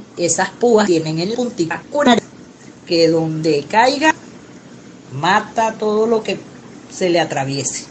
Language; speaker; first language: Spanish; native; Spanish